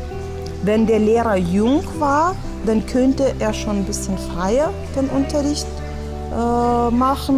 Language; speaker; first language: German; non-native, fluent; Lithuanian